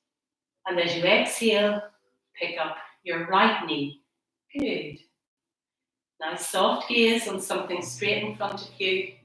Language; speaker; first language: English; native; English